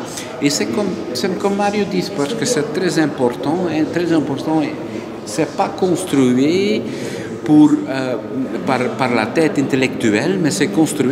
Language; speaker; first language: French; non-native, local second language; Dutch